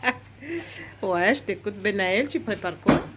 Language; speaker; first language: French; native; French